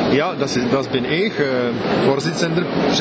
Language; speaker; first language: German; non-native, fluent; Czech